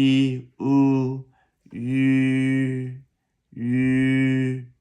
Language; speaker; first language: Chinese; non-native, fluent; English